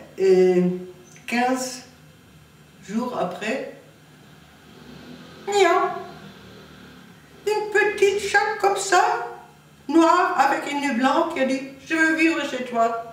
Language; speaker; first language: French; non-native, fluent; German